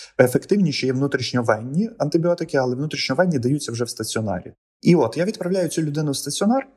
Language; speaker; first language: Ukrainian; native; Ukrainian